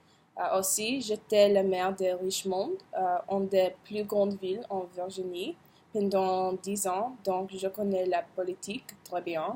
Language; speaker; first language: French; non-native, learner; English